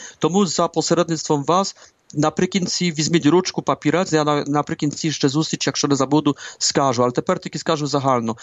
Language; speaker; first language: Ukrainian; early bilingual, heritage; Ukrainian